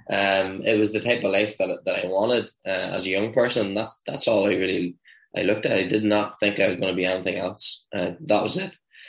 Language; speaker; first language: English; native; English